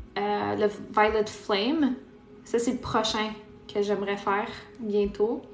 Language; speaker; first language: French; non-native, local second language; Portuguese